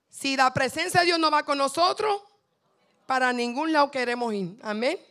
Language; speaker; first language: Spanish; native; Spanish